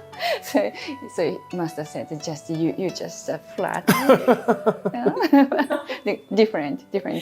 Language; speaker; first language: English; non-native, fluent; Japanese